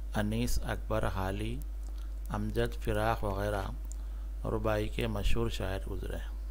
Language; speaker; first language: Urdu; native; Urdu